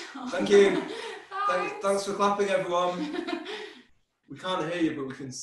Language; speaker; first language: English; native; English